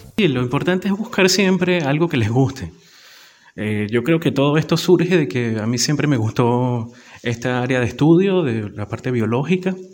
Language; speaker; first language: Spanish; native; Spanish